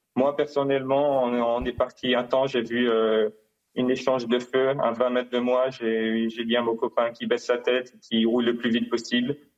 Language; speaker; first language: French; non-native, fluent; Hebrew